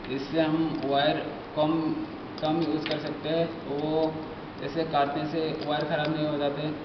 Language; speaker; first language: Hindi; non-native, local second language; Assamese